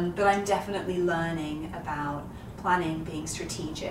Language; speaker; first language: English; native; English